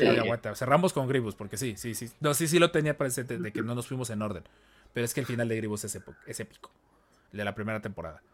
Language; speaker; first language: Spanish; native; Spanish